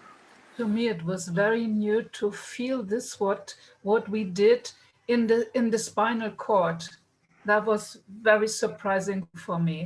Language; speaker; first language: English; non-native, fluent; German